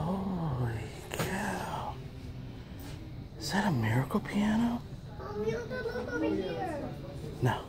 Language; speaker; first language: English; native; English